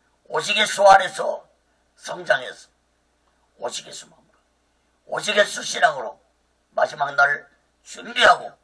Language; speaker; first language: Korean; native; Korean